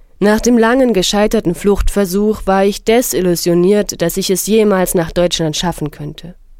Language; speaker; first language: German; non-native, fluent; Arabic